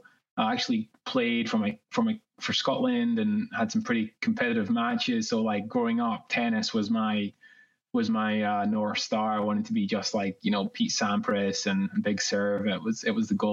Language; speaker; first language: English; native; English